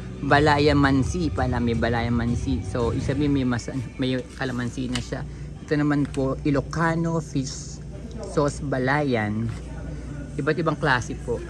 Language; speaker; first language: Filipino; native; Filipino